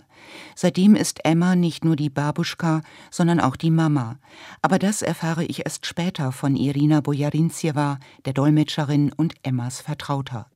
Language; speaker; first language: German; native; German